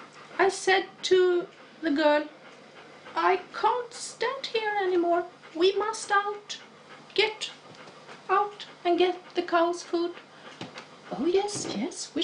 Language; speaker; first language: English; non-native, fluent; Swedish